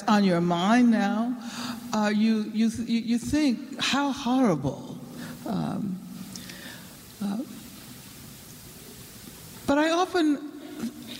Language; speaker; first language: English; native; English